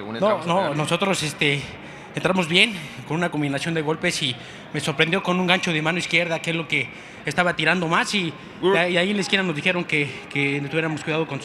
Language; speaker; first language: Spanish; native; Spanish